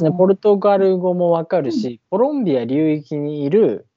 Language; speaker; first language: Japanese; native; Japanese